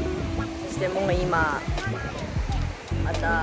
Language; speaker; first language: Japanese; early bilingual, heritage; English